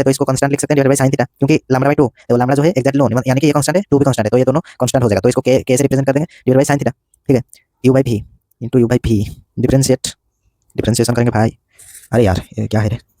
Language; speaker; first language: Hindi; native; Hindi